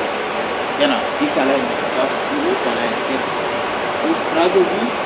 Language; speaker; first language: German; non-native, learner; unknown